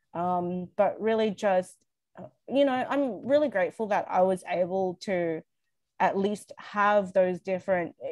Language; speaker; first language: English; native; English